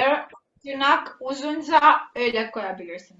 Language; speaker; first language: Turkish; non-native, fluent; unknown